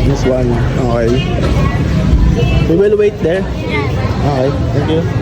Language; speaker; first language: English; non-native, local second language; Filipino